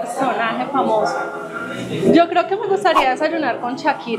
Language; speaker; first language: Spanish; native; Spanish